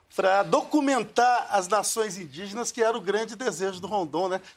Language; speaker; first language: Portuguese; native; Portuguese